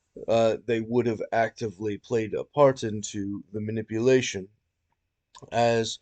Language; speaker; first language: English; native; English